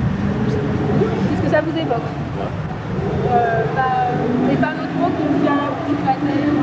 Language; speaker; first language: French; native; French